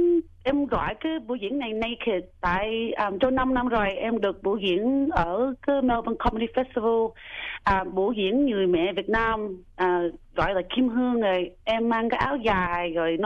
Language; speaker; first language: Vietnamese; early bilingual, heritage; Vietnamese